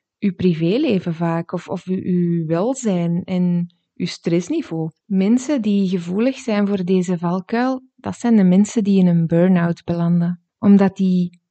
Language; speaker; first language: Dutch; native; Dutch